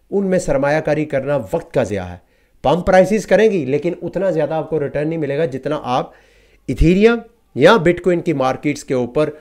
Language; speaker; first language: Urdu; native; Urdu